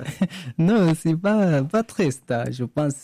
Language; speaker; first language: French; non-native, learner; Arabic